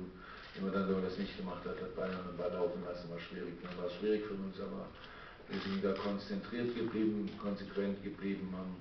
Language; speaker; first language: German; native; German